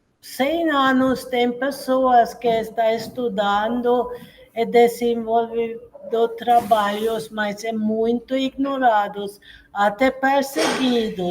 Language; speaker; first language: Portuguese; non-native, fluent; Swedish